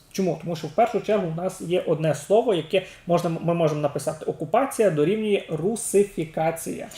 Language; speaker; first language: Ukrainian; native; Ukrainian